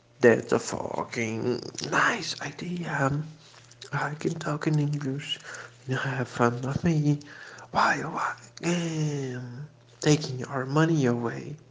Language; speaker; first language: English; non-native, fluent; Portuguese